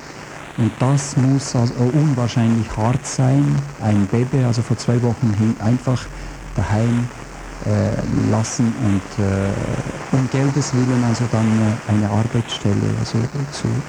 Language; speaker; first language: German; non-native, fluent; Croatian